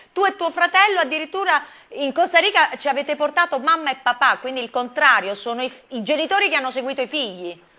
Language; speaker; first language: Italian; native; Italian